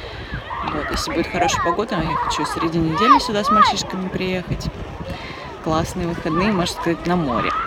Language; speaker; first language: Russian; native; Russian